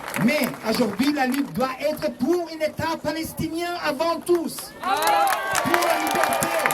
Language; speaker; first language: French; non-native, fluent; Hebrew